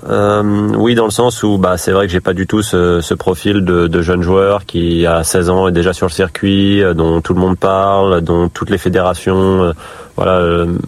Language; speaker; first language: French; native; French